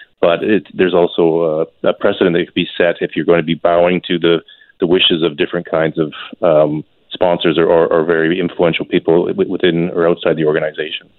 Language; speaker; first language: English; native; English